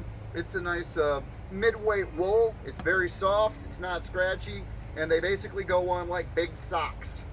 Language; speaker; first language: English; native; English